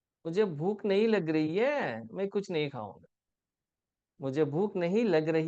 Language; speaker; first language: Hindi; non-native, local second language; Telugu